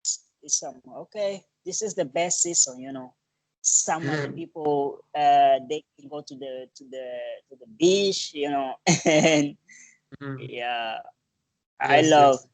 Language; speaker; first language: English; non-native, learner; Portuguese